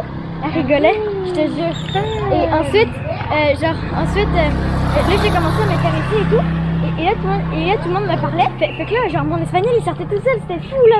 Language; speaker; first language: French; native; French